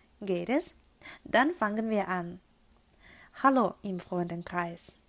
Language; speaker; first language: German; non-native, fluent; Russian